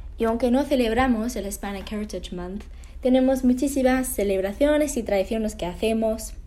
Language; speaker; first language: Spanish; early bilingual, heritage; Spanish